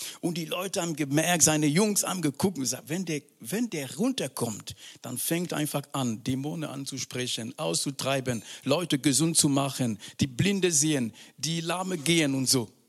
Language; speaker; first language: German; non-native, fluent; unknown